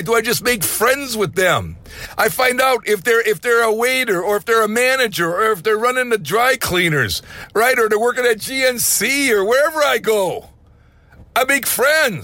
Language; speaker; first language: English; native; English